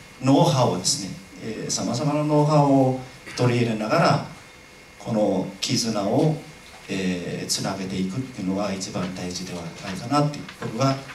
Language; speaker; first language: Japanese; non-native, fluent; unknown